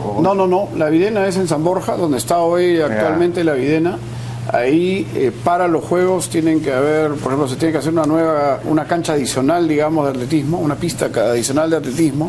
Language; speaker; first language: Spanish; native; Spanish